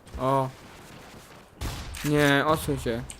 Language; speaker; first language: Polish; native; Polish